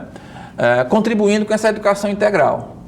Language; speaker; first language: Portuguese; native; Portuguese